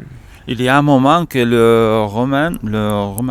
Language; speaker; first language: French; non-native, learner; Spanish